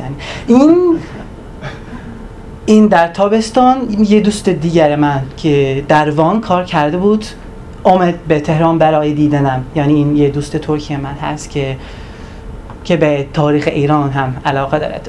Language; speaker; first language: Persian; non-native, fluent; Turkish